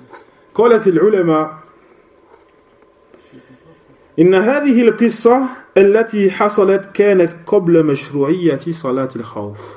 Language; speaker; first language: Arabic; non-native, fluent; French